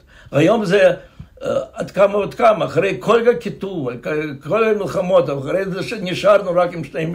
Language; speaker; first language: Hebrew; non-native, fluent; Russian